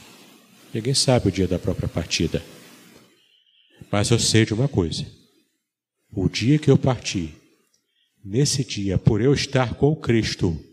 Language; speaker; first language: Portuguese; native; Portuguese